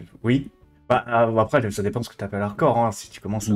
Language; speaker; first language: French; native; French